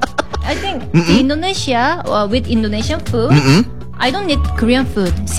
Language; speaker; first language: English; non-native, learner; Korean